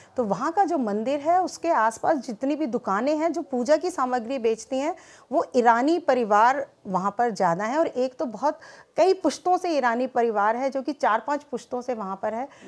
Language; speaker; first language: Hindi; native; Hindi